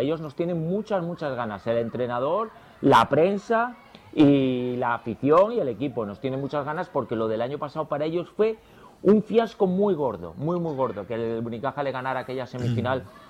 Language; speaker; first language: Spanish; native; Spanish